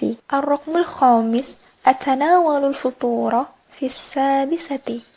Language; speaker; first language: Arabic; non-native, learner; Indonesian